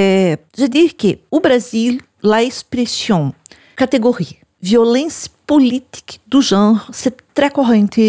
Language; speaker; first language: French; non-native, learner; Portuguese